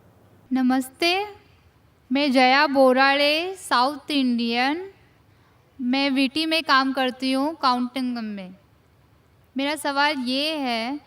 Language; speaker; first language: Hindi; non-native, local second language; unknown